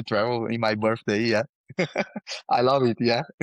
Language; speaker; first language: English; non-native, learner; Portuguese